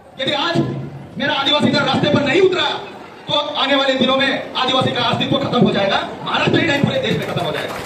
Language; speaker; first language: Hindi; non-native, local second language; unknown